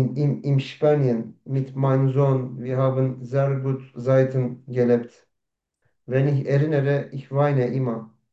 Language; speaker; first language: German; non-native, learner; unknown